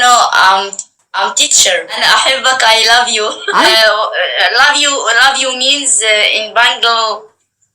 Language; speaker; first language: English; non-native, learner; Arabic